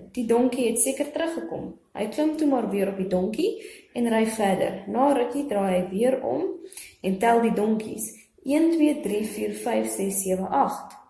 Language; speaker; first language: Afrikaans; non-native, local second language; English